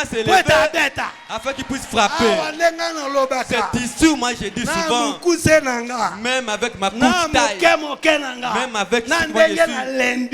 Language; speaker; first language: French; non-native, local second language; Lingala